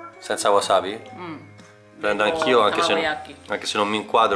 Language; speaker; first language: Italian; native; Italian